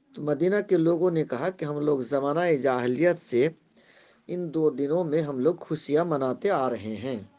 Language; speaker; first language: Urdu; non-native, local second language; Bangla